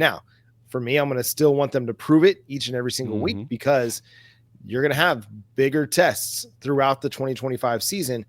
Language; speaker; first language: English; native; English